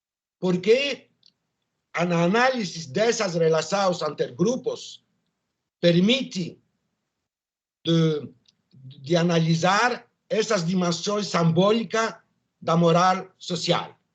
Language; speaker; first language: Portuguese; non-native, learner; French